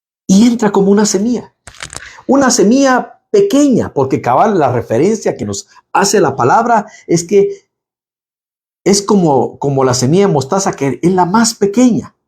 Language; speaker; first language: Spanish; native; Spanish